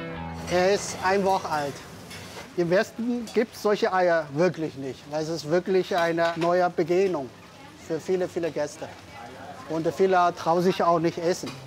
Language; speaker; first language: German; non-native, learner; Chinese